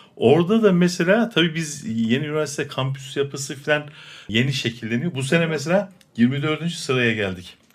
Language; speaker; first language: Turkish; native; Turkish